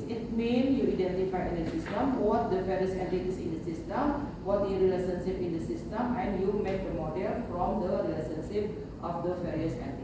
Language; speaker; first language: English; non-native, learner; Indonesian